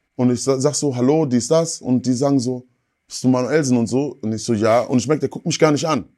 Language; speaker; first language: German; native; German